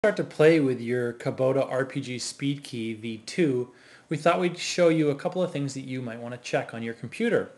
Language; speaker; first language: English; native; English